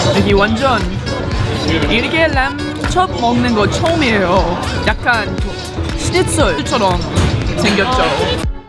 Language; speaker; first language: Korean; non-native, fluent; English